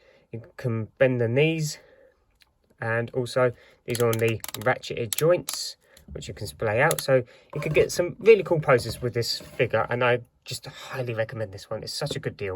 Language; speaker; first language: English; native; English